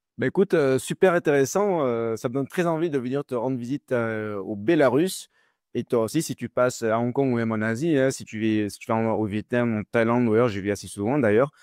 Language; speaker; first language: French; native; French